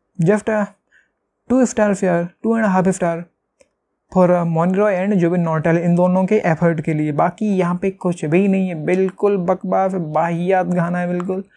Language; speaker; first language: Hindi; native; Hindi